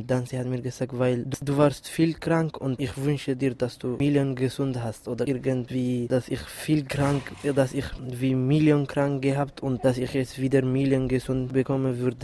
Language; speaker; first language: German; non-native, learner; Tigrinya